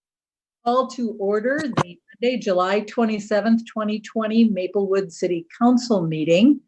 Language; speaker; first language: English; native; English